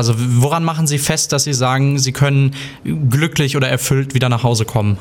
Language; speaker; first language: German; native; German